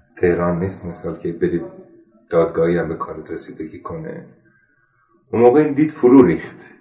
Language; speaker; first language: Persian; non-native, local second language; Armenian